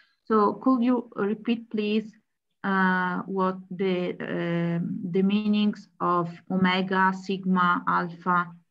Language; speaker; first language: English; non-native, learner; Italian